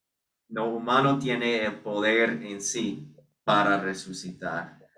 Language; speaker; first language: Spanish; non-native, fluent; English